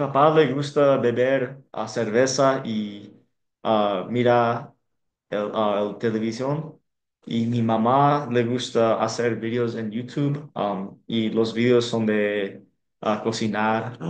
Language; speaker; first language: Spanish; non-native, learner; English